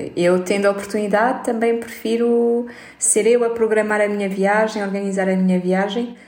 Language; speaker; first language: Portuguese; native; Portuguese